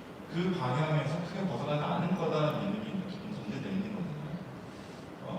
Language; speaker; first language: Korean; native; Korean